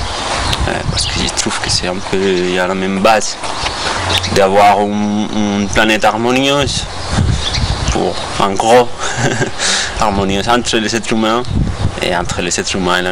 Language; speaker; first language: French; non-native, fluent; Spanish